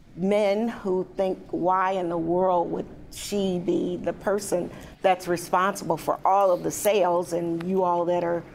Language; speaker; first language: English; native; English